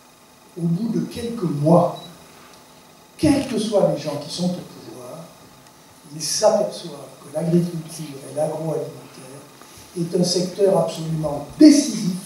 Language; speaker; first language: French; native; French